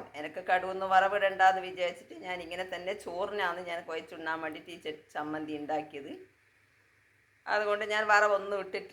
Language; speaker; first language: Malayalam; native; Malayalam